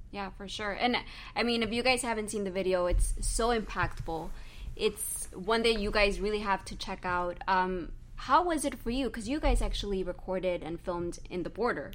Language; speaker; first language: English; early bilingual, other home language; Spanish